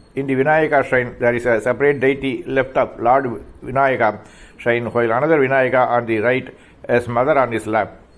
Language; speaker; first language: English; non-native, local second language; Tamil